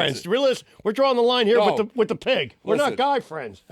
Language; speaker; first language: English; native; English